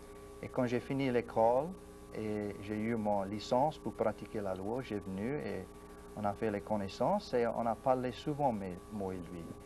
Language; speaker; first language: French; non-native, local second language; English